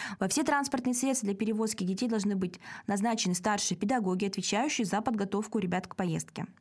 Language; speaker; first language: Russian; native; Russian